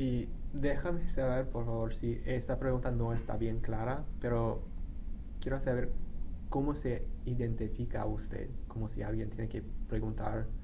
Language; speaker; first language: Spanish; non-native, fluent; English